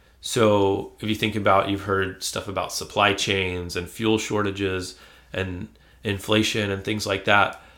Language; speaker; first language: English; native; English